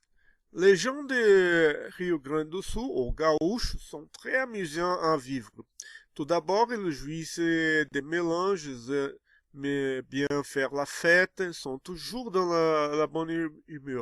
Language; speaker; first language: French; non-native, fluent; Portuguese